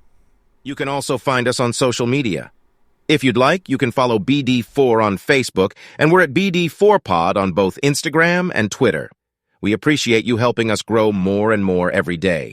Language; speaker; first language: English; native; English